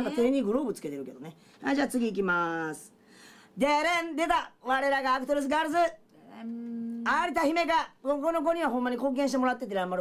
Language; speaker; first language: Japanese; native; Japanese